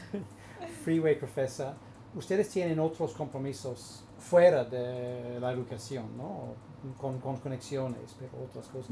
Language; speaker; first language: Spanish; non-native, fluent; English